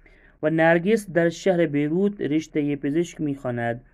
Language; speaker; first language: Persian; non-native, fluent; Urdu